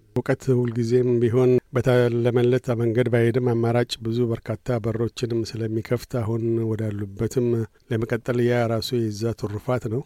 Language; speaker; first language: Amharic; native; Amharic